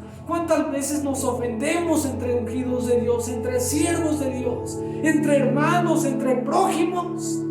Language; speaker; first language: Spanish; native; Spanish